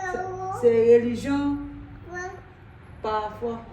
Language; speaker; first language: French; non-native, local second language; Sango